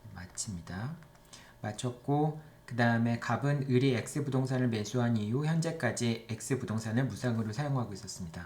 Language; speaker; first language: Korean; native; Korean